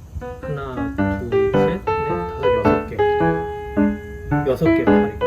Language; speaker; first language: Korean; native; Korean